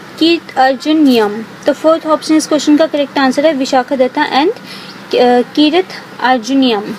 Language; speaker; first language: Hindi; native; Hindi